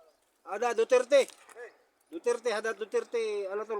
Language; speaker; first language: Arabic; non-native, learner; Filipino